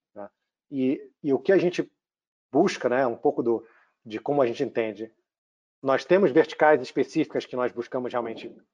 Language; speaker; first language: Portuguese; native; Portuguese